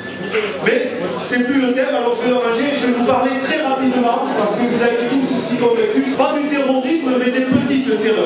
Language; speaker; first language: French; native; French